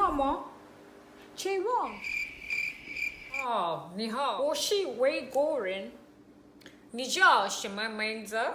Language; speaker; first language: Chinese; non-native, learner; Tswana